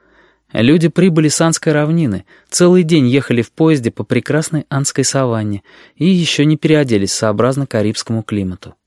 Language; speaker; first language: Russian; native; Russian